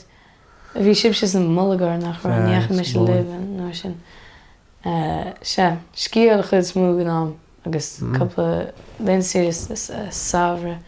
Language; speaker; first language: Irish; native; Irish